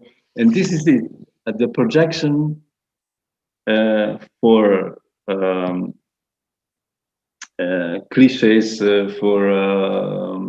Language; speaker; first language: English; non-native, fluent; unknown